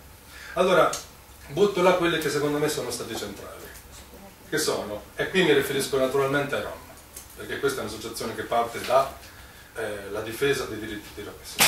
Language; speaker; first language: Italian; native; Italian